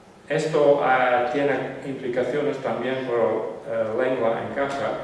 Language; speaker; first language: Spanish; non-native, fluent; Western Frisian